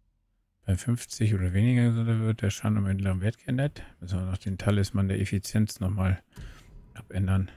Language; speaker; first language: German; native; German